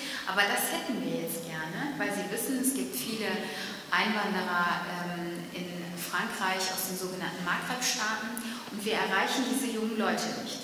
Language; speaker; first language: German; early bilingual, other home language; Turkish